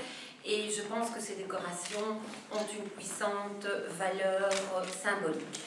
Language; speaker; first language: French; native; French